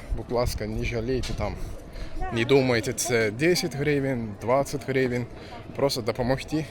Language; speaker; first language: Ukrainian; non-native, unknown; Turkish